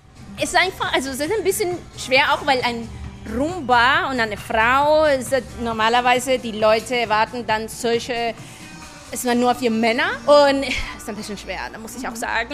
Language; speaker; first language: German; non-native, fluent; Spanish